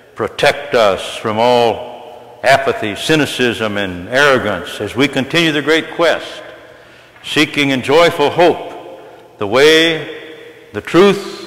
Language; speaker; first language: English; native; English